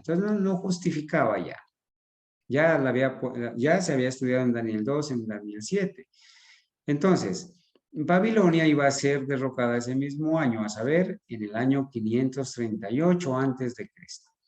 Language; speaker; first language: Spanish; native; Spanish